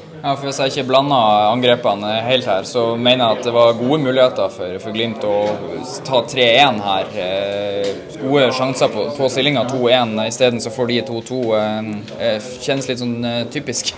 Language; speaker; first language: Norwegian; native; Norwegian